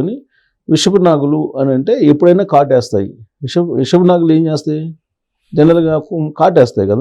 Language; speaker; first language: Telugu; native; Telugu